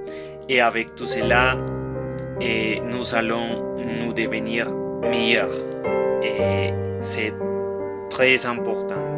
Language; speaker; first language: French; non-native, learner; Spanish